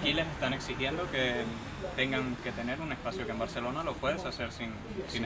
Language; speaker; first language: Spanish; native; Spanish